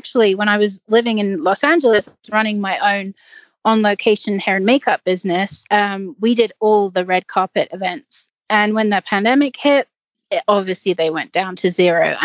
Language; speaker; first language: English; native; English